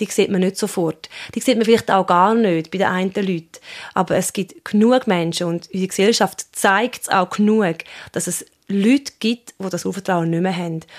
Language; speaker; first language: German; early bilingual, other home language; Swiss German